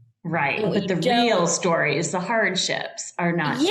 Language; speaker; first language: English; native; English